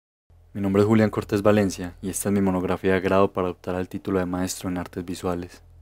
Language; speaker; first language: Spanish; native; Spanish